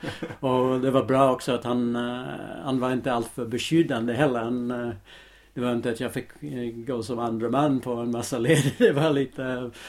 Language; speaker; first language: Swedish; non-native, fluent; English